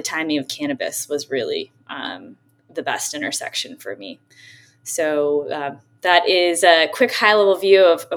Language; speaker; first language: English; native; English